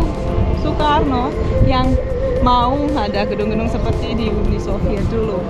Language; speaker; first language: Indonesian; non-native, fluent; Russian